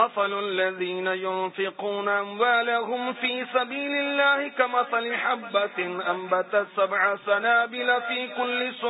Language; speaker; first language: Urdu; native; Urdu